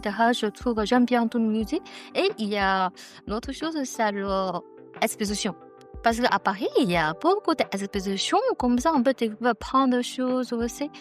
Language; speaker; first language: French; non-native, learner; Chinese